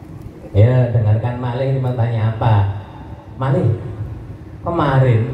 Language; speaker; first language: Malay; non-native, local second language; Javanese